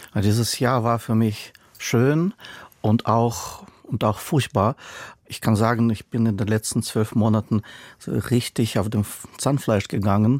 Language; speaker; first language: German; non-native, fluent; Russian